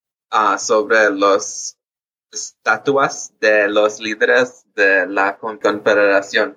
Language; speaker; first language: Spanish; early bilingual, heritage; English